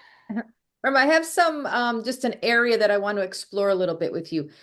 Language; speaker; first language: English; native; English